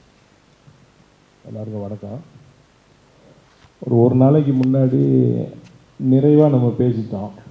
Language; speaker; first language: Tamil; native; Tamil